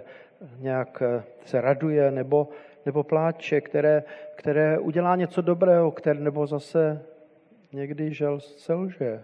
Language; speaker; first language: Czech; native; Czech